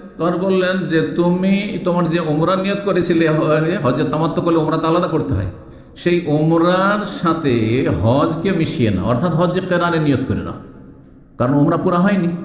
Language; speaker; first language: Bangla; native; Bangla